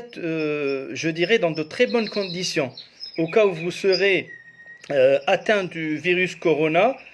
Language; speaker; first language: French; non-native, local second language; Arabic